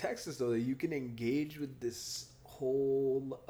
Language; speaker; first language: English; non-native, local second language; Hindi